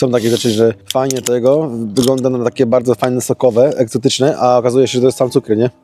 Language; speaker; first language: Polish; native; Polish